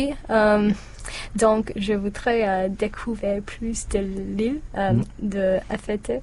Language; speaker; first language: French; non-native, learner; English